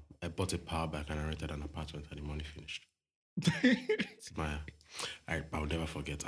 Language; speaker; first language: English; non-native, local second language; Yoruba